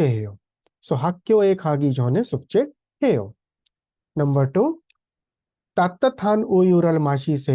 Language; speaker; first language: Korean; non-native, fluent; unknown